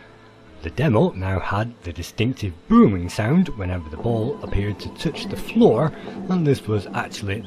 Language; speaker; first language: English; native; English